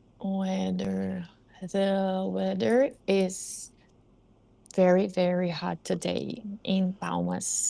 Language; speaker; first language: English; non-native, learner; Portuguese